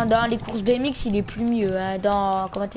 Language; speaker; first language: French; native; French